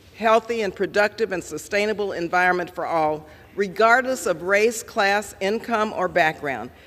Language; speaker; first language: English; native; English